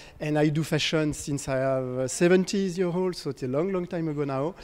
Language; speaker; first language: English; non-native, fluent; French